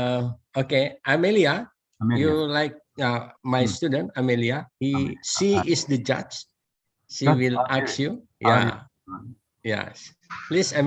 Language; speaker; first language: English; non-native, learner; Indonesian